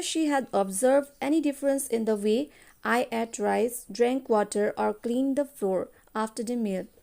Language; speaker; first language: English; non-native, local second language; Assamese